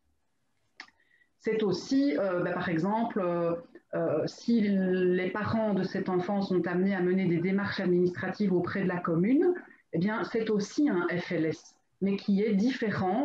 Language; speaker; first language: French; native; French